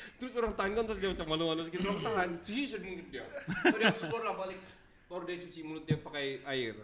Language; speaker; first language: Malay; native; Malay